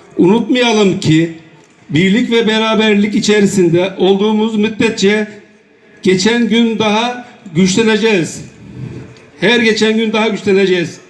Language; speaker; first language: Turkish; native; Turkish